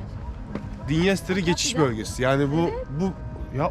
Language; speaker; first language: Turkish; native; Turkish